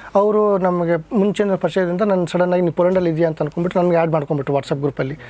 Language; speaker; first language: Kannada; native; Kannada